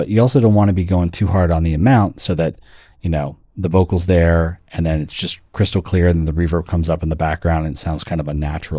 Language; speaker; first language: English; native; English